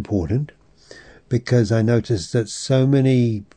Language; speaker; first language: English; native; English